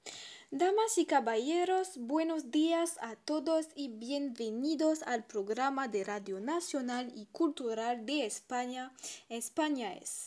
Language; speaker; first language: Spanish; non-native, learner; French